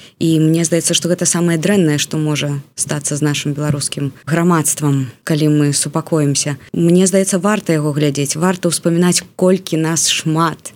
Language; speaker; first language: Belarusian; native; Belarusian